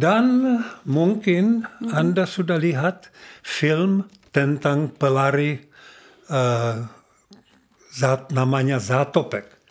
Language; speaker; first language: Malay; non-native, learner; Czech